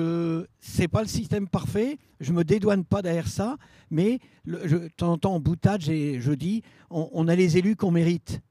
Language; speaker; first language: French; native; French